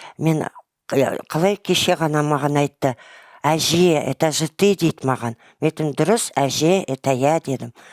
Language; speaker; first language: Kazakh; non-native, local second language; Russian